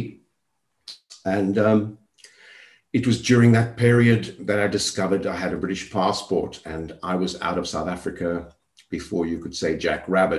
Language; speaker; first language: English; native; English